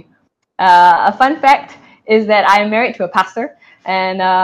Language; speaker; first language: English; native; English